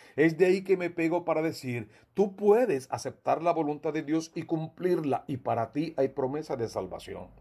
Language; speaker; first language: Spanish; native; Spanish